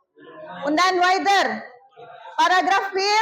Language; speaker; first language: German; non-native, fluent; Indonesian